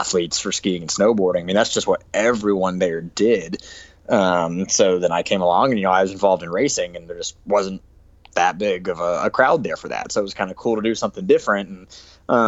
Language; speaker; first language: English; native; English